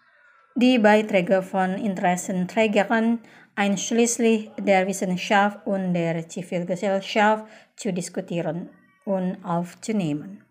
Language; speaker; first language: German; non-native, fluent; Indonesian